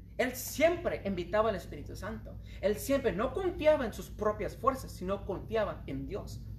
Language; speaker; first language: Spanish; early bilingual, heritage; Spanish